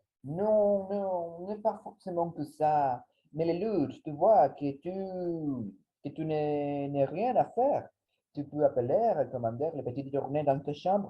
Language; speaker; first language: French; non-native, learner; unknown